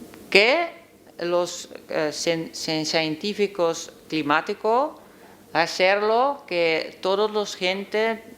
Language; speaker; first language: Spanish; non-native, learner; Dutch